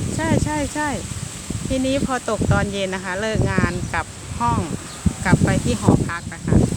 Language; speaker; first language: Thai; non-native, local second language; Northeastern Thai